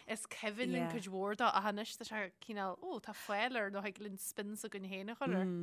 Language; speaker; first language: Irish; native; Irish